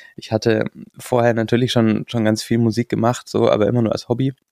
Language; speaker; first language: German; native; German